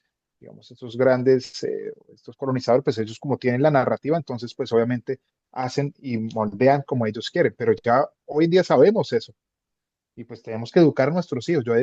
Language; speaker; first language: Spanish; early bilingual, other home language; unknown